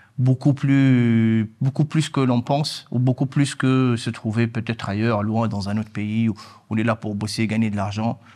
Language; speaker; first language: French; non-native, local second language; Arabic